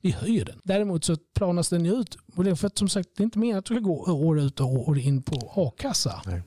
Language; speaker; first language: Swedish; native; Swedish